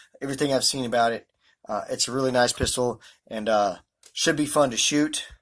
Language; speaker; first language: English; native; English